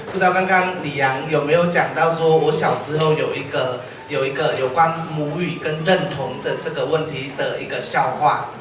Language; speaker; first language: Chinese; non-native, fluent; Vietnamese